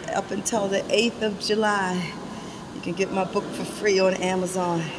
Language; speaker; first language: English; native; English